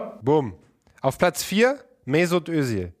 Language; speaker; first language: German; native; German